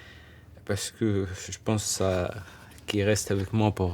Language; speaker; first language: French; non-native, learner; Arabic